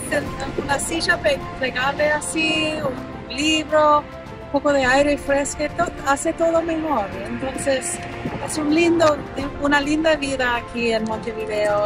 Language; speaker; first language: Spanish; non-native, fluent; English